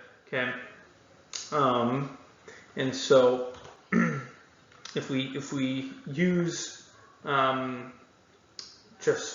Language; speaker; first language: English; native; English